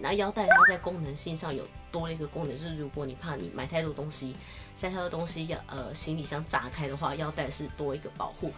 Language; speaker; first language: Chinese; native; Chinese